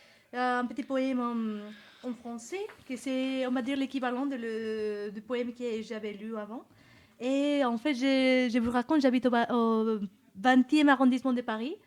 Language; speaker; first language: French; non-native, fluent; Spanish